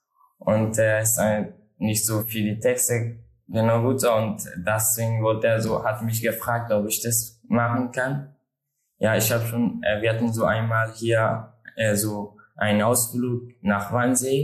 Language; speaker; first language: German; non-native, learner; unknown